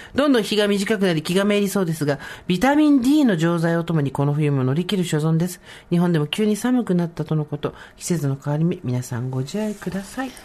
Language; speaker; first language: Japanese; native; Japanese